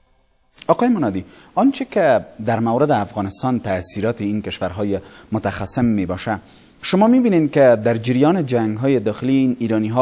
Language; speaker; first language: Persian; native; Persian